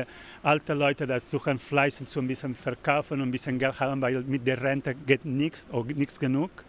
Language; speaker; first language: German; non-native, learner; Spanish